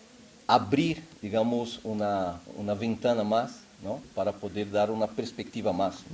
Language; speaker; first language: Spanish; non-native, fluent; Portuguese